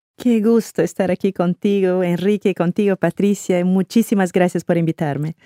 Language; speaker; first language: Spanish; non-native, fluent; Portuguese